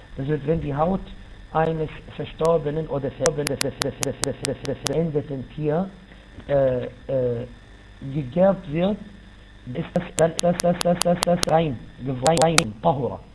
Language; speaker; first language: German; non-native, fluent; Arabic